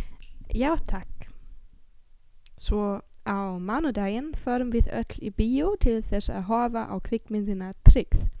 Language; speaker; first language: Icelandic; non-native, learner; German